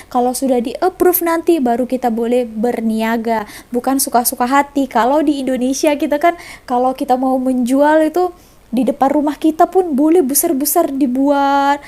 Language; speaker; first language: Indonesian; native; Indonesian